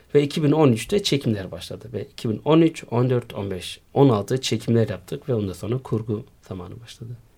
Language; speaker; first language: Turkish; early bilingual, heritage; Turkish